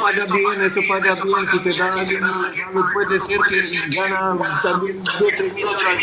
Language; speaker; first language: Spanish; non-native, learner; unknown